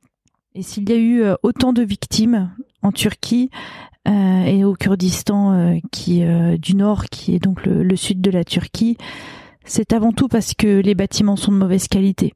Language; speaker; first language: French; native; French